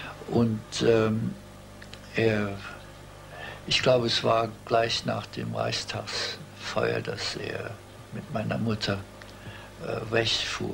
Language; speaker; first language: German; early bilingual, heritage; German